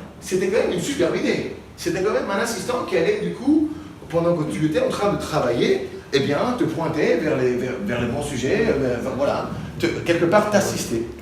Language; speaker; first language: French; non-native, fluent; Spanish